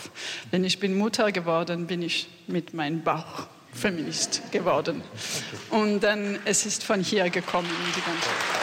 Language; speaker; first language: German; non-native, learner; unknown